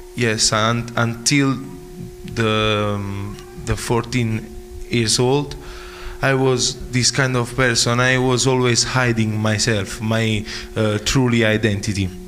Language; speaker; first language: English; non-native, fluent; Italian